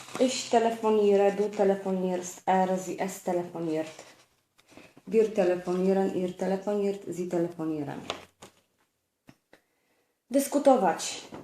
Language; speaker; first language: German; non-native, fluent; Polish